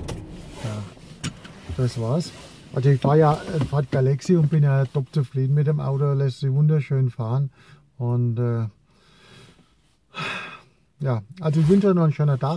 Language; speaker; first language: German; native; German